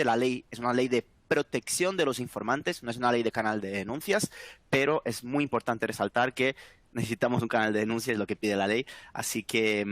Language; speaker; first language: Spanish; native; Spanish